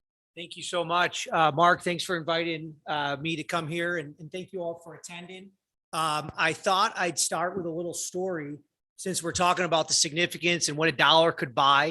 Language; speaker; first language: English; native; English